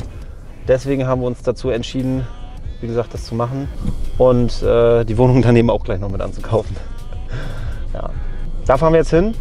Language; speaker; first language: German; native; German